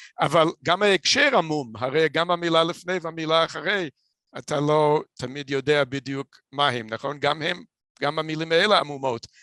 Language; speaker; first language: Hebrew; non-native, fluent; English